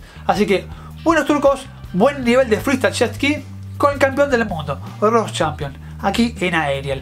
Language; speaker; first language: Spanish; native; Spanish